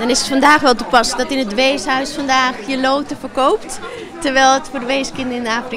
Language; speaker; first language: Dutch; native; Dutch